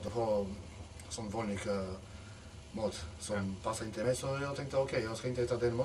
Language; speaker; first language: Swedish; non-native, fluent; Macedonian